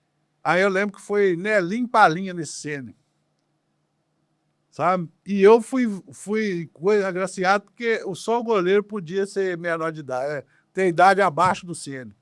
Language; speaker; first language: Portuguese; native; Portuguese